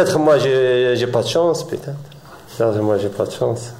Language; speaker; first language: French; non-native, learner; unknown